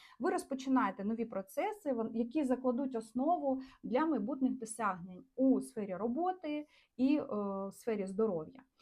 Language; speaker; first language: Ukrainian; non-native, local second language; Russian